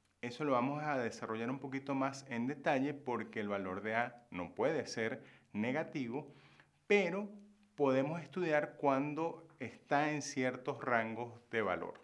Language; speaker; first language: Spanish; native; Spanish